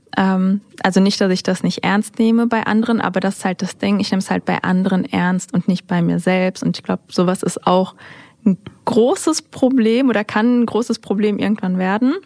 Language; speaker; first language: German; early bilingual, other home language; Turkish